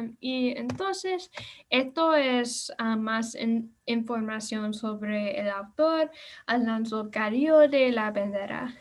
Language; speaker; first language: Spanish; non-native, learner; English